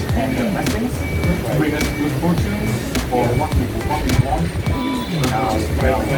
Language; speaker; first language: English; non-native, fluent; Vietnamese